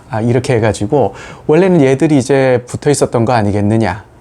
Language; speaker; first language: Korean; native; Korean